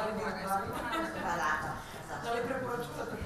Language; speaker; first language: Macedonian; native; Macedonian